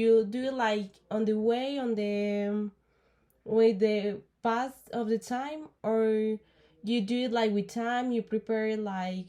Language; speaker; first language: English; non-native, learner; Spanish